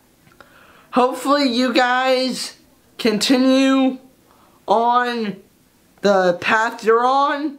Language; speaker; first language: English; native; English